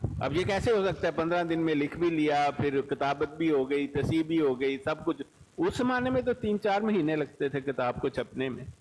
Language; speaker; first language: Urdu; non-native, local second language; Punjabi